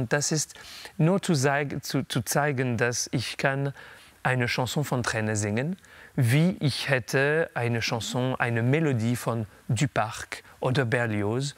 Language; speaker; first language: German; non-native, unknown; French